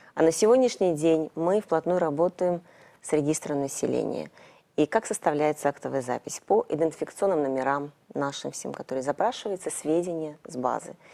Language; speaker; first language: Russian; native; Russian